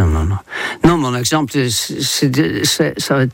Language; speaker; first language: French; non-native, fluent; Dutch